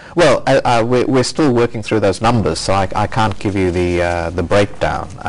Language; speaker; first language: English; native; English